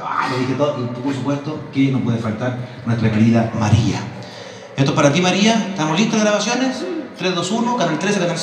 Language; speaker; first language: Spanish; native; Spanish